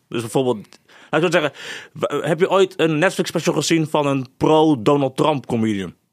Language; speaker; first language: Dutch; native; Dutch